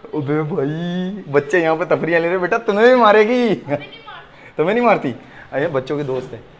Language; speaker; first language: Urdu; native; Urdu